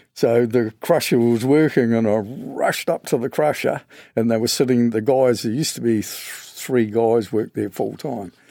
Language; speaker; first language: English; native; English